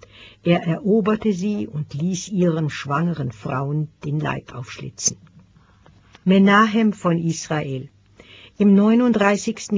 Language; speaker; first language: German; native; German